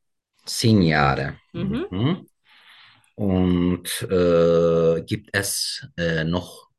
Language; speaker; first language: German; non-native, learner; Turkish